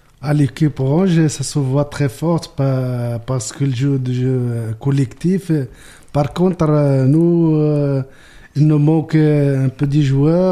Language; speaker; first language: French; non-native, learner; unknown